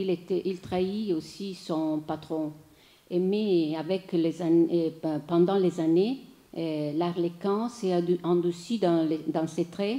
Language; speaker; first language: French; non-native, fluent; Italian